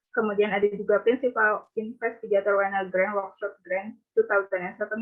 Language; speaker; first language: Indonesian; native; Indonesian